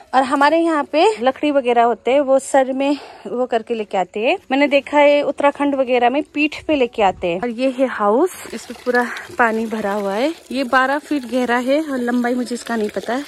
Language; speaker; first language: Hindi; non-native, local second language; Nepali